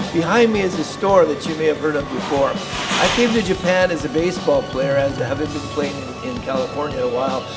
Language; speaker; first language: English; native; English